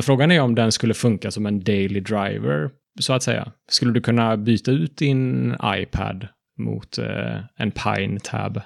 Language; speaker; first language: Swedish; native; Swedish